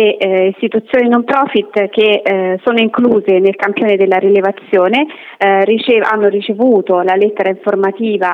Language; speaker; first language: Italian; native; Italian